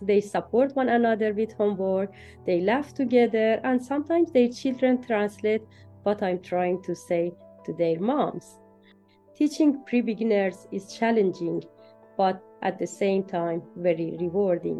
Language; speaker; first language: English; non-native, fluent; Persian